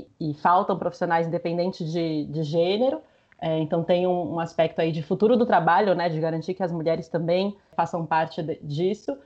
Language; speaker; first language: Portuguese; early bilingual, other home language; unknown